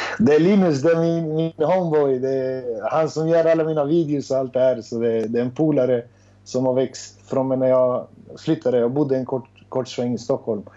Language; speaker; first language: Swedish; early bilingual, other home language; Albanian